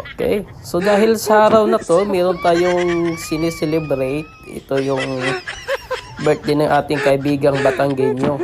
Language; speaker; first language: Filipino; non-native, local second language; Cebuano